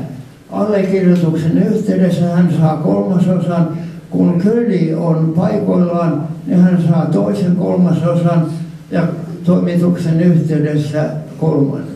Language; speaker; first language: Finnish; non-native, local second language; Swedish